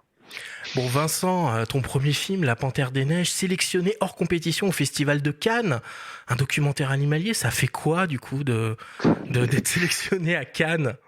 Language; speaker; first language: French; native; French